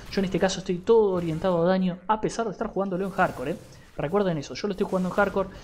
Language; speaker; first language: Spanish; native; Spanish